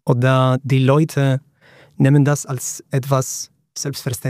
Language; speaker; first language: German; non-native, fluent; Greek